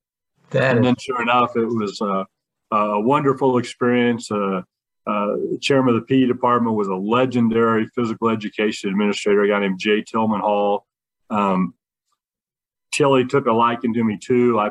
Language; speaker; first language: English; native; English